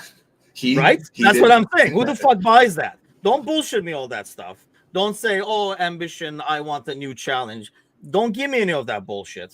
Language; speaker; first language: English; native; English